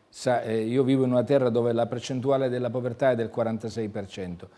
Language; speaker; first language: Italian; native; Italian